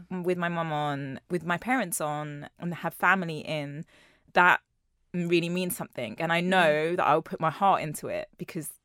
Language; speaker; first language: English; native; English